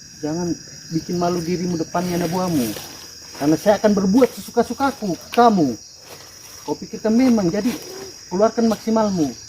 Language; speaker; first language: Indonesian; native; Indonesian